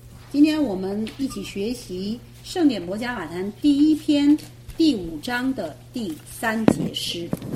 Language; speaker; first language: Chinese; native; Chinese